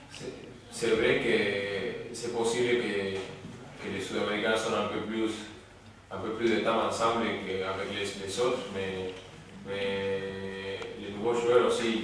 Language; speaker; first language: French; non-native, learner; Spanish